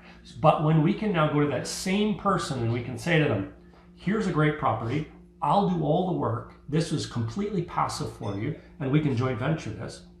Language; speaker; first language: English; native; English